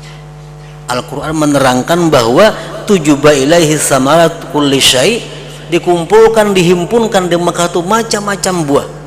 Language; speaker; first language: Indonesian; non-native, local second language; Banjar